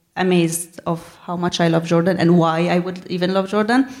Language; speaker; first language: English; non-native, fluent; Arabic